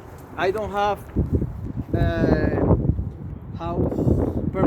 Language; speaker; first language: English; non-native, learner; Spanish